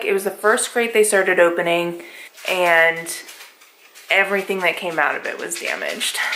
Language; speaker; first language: English; native; English